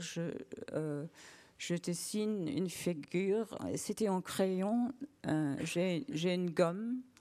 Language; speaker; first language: French; non-native, learner; English